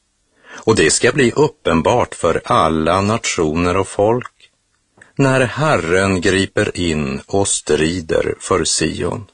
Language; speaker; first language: Swedish; native; Swedish